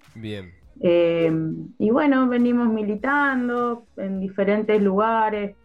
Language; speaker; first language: Spanish; native; Spanish